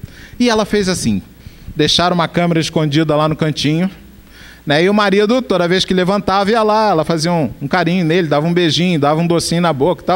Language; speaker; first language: Portuguese; native; Portuguese